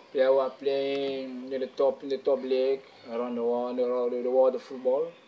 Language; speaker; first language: English; non-native, local second language; French